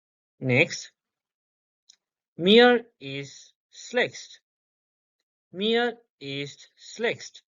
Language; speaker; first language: German; non-native, learner; English